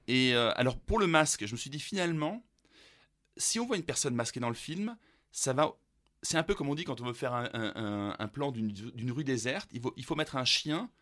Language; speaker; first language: French; early bilingual, other home language; German